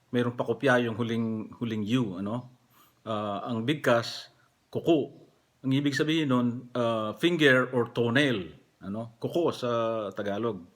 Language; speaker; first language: Filipino; non-native, local second language; Pampanga